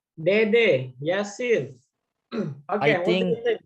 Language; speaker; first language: English; non-native, fluent; Indonesian